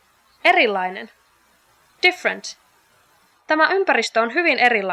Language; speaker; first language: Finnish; native; Finnish